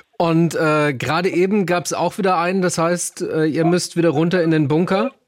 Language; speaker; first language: German; native; German